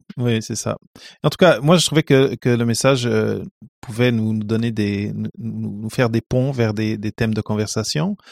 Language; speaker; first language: French; native; French